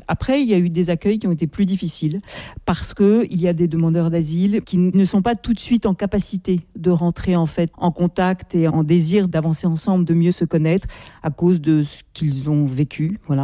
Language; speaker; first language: French; native; French